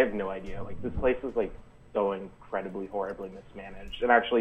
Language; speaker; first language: English; native; English